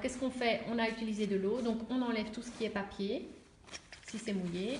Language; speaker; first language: French; native; French